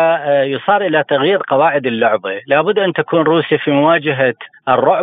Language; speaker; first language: Arabic; native; Arabic